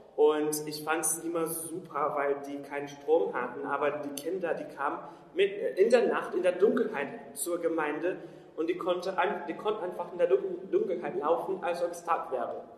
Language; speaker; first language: German; non-native, fluent; Portuguese